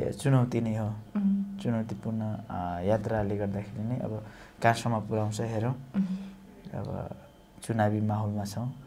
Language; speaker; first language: Nepali; non-native, local second language; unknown